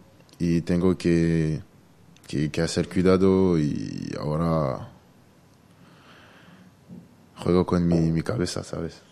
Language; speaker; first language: Spanish; non-native, learner; French